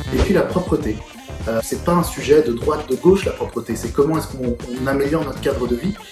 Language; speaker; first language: French; early bilingual, other home language; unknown